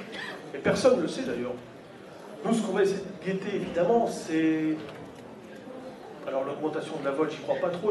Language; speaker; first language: French; native; French